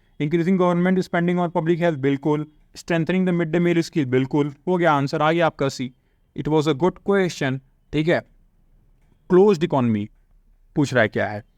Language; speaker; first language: Hindi; native; Hindi